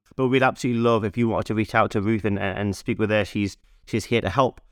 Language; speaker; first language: English; native; English